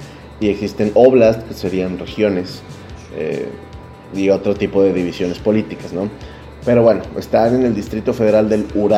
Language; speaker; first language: Spanish; native; Spanish